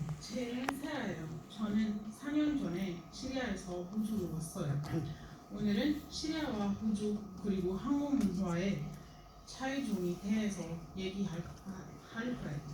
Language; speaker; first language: Korean; non-native, learner; Arabic